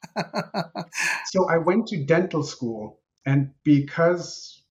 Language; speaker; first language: English; non-native, fluent; Romanian